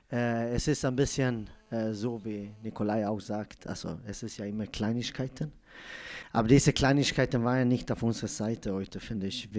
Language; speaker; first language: German; non-native, fluent; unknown